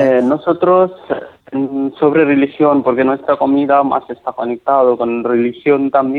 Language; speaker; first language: Spanish; non-native, learner; Nepali